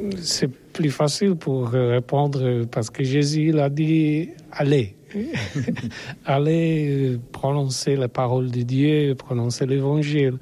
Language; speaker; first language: French; non-native, learner; Polish